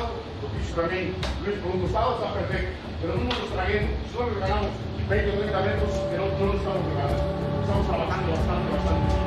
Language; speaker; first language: Spanish; native; Spanish